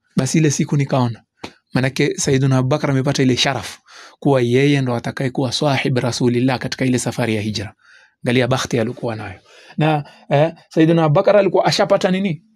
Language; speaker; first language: Swahili; native; Swahili